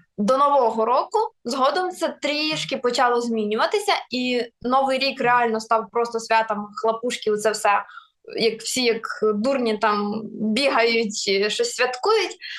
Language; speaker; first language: Ukrainian; non-native, local second language; Russian